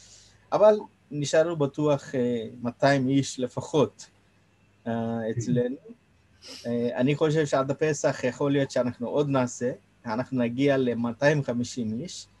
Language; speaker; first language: Hebrew; non-native, fluent; Telugu